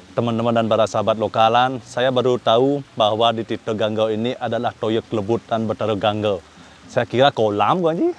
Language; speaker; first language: Indonesian; non-native, local second language; Balinese